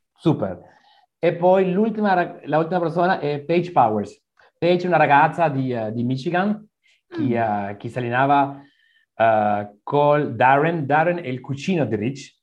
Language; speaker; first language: Italian; non-native, learner; Spanish